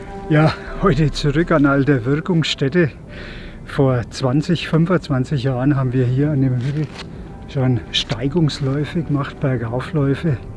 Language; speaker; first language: German; native; German